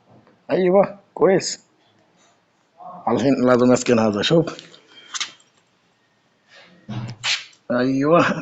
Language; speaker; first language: Arabic; non-native, learner; Bangla